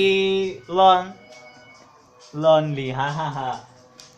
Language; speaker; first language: English; non-native, learner; Indonesian